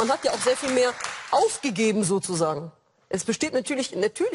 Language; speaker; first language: German; early bilingual, other home language; Arabic